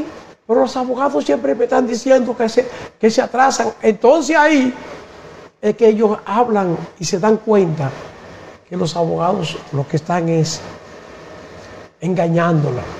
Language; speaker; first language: Spanish; native; Spanish